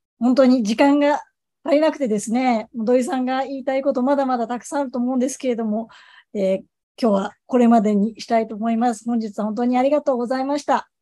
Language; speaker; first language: Japanese; native; Japanese